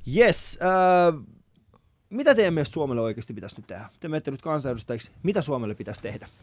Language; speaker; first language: Finnish; non-native, fluent; Persian